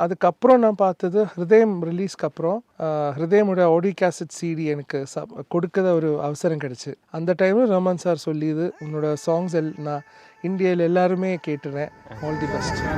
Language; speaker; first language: Tamil; non-native, learner; Malayalam